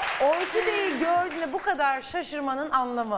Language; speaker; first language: Turkish; native; Turkish